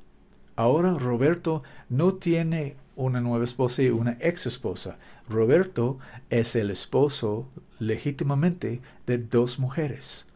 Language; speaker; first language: Spanish; non-native, learner; English